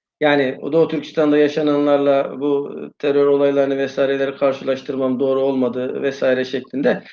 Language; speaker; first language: Turkish; non-native, fluent; Uyghur